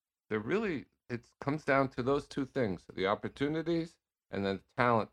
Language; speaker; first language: English; native; English